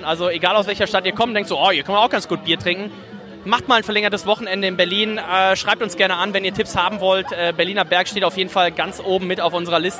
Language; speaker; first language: German; native; German